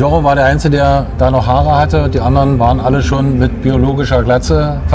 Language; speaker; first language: German; native; German